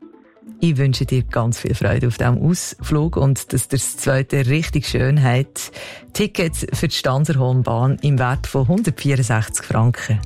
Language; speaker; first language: German; native; German